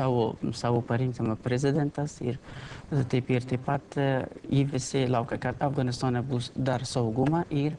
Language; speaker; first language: Lithuanian; non-native, learner; Persian